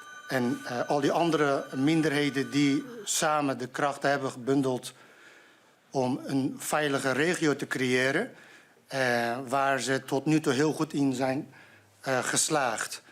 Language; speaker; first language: Dutch; non-native, fluent; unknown